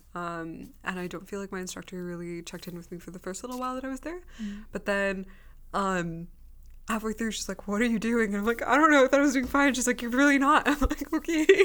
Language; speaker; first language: English; native; English